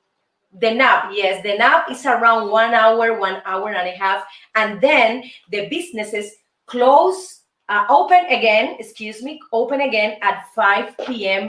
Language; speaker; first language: English; non-native, fluent; Spanish